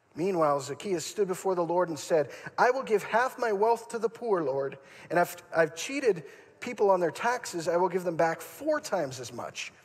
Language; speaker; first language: English; native; English